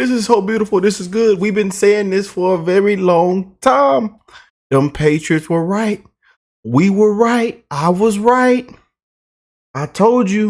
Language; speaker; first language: English; native; English